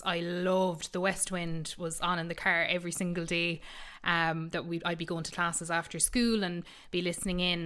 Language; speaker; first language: English; native; English